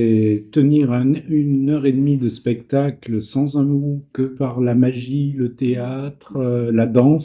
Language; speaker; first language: French; native; French